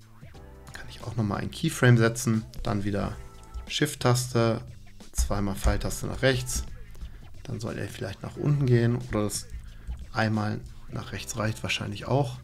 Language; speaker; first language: German; native; German